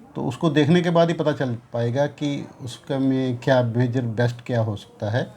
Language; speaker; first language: Hindi; non-native, local second language; Punjabi